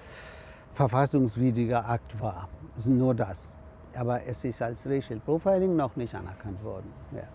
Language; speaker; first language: German; non-native, fluent; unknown